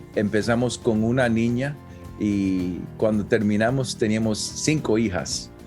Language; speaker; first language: Spanish; early bilingual, heritage; Spanish